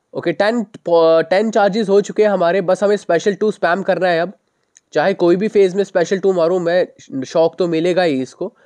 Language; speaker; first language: Hindi; native; Hindi